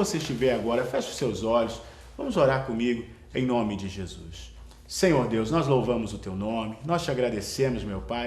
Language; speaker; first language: Portuguese; native; Portuguese